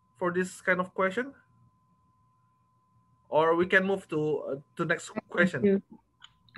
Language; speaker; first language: English; non-native, fluent; Indonesian